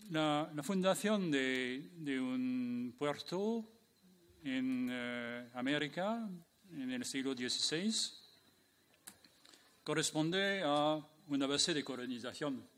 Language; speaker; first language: Spanish; non-native, fluent; French